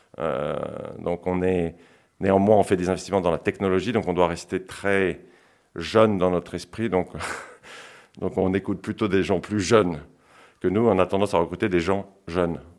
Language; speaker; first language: French; early bilingual, other home language; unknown